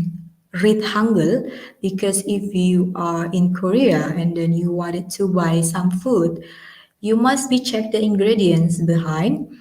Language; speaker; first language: English; non-native, learner; Indonesian